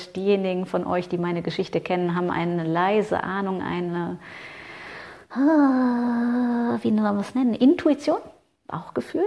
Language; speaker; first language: German; native; German